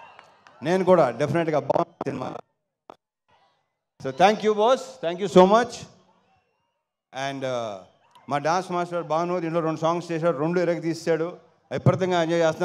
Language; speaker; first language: Telugu; native; Telugu